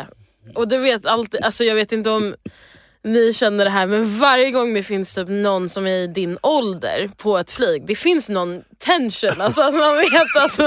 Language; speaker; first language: Swedish; early bilingual, heritage; English